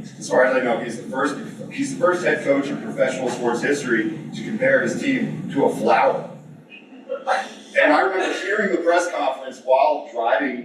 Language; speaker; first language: English; native; English